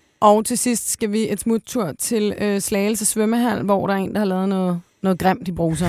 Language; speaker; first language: Danish; native; Danish